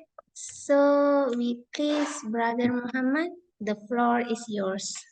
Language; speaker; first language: English; non-native, fluent; Indonesian